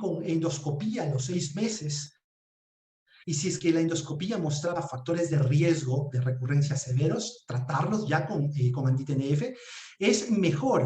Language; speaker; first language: Spanish; native; Spanish